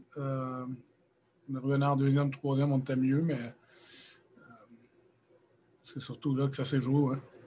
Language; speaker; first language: French; native; French